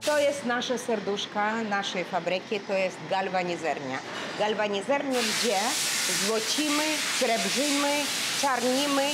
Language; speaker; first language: Polish; non-native, learner; Russian